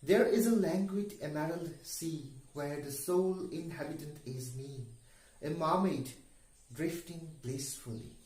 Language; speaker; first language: English; non-native, local second language; Assamese